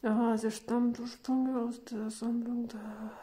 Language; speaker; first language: German; non-native, learner; Russian